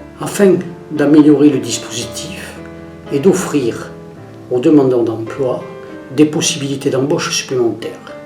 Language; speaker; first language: French; native; French